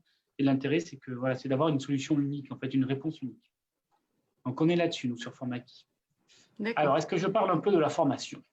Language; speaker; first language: French; native; French